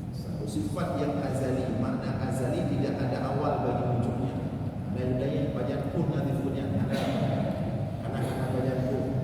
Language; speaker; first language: Malay; non-native, local second language; Achinese